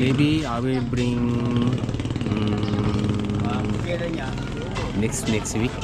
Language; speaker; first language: English; non-native, learner; Korean